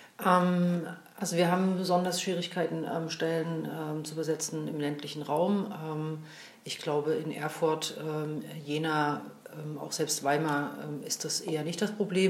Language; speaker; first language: German; native; German